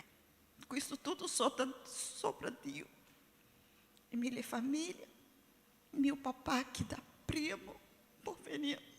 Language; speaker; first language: Italian; non-native, learner; Portuguese